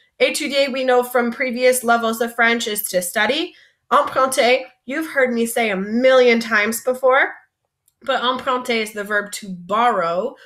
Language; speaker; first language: English; native; English